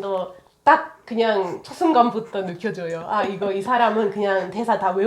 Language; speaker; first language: Korean; non-native, fluent; Italian